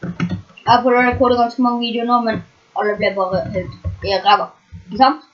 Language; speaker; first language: Norwegian; native; Norwegian